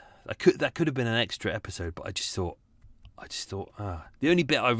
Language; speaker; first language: English; native; English